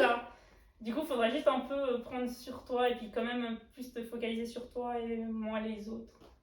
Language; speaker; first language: French; native; French